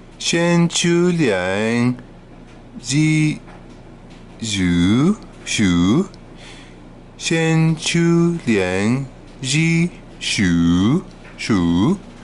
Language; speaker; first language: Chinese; non-native, learner; English